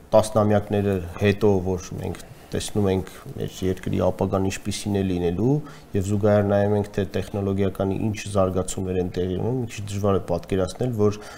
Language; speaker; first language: Armenian; native; Armenian